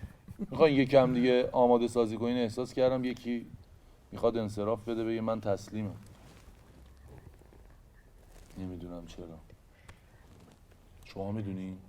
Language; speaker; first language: Persian; native; Persian